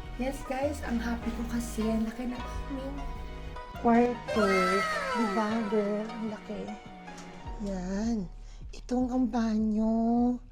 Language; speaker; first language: Filipino; native; Filipino